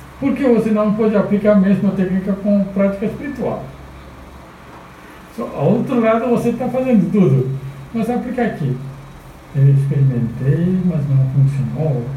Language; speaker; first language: Portuguese; non-native, fluent; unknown